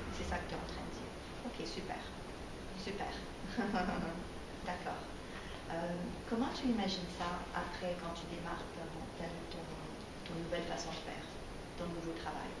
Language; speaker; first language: French; native; French